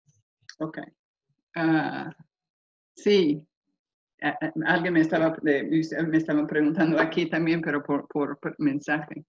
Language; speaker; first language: Spanish; non-native, fluent; English